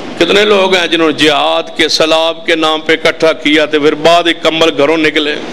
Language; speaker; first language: Urdu; non-native, local second language; Punjabi